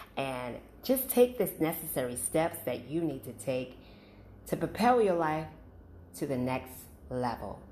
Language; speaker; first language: English; native; English